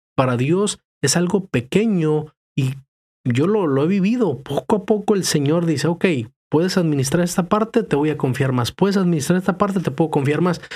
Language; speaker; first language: Spanish; native; Spanish